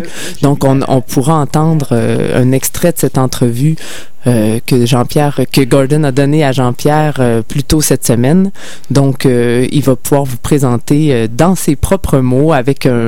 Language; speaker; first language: French; native; French